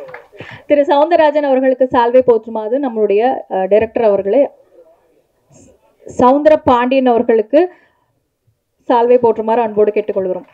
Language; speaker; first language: Tamil; native; Tamil